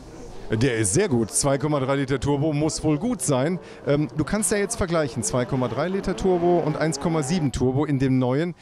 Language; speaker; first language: German; native; German